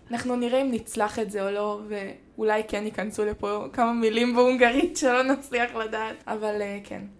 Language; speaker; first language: Hebrew; native; Hebrew